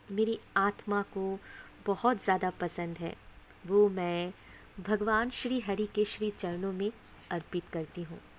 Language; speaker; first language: Hindi; non-native, local second language; Bangla